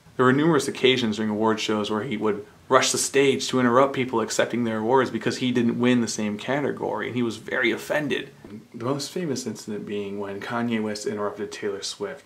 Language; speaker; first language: English; native; English